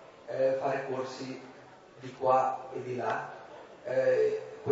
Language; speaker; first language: Italian; non-native, learner; Portuguese